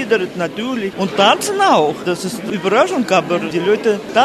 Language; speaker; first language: German; non-native, fluent; Russian